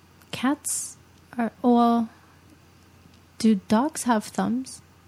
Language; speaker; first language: English; early bilingual, other home language; Japanese